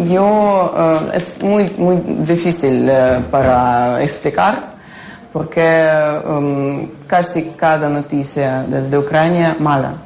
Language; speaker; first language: Spanish; non-native, learner; Ukrainian